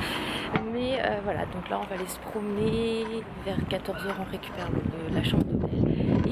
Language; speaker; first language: French; native; French